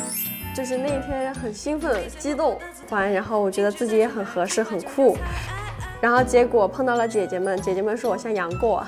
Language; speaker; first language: Chinese; native; Chinese